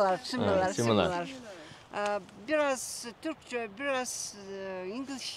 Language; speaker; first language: Turkish; non-native, learner; Kyrgyz